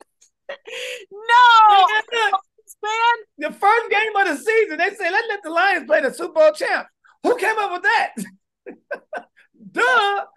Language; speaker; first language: English; native; English